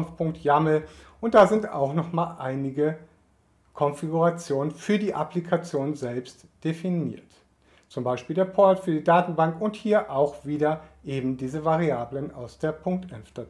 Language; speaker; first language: German; native; German